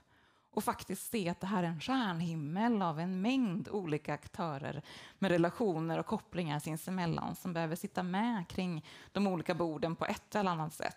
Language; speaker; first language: Swedish; native; Swedish